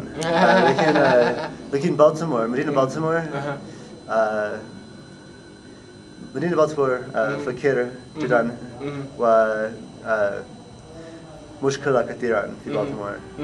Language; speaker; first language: Arabic; non-native, learner; English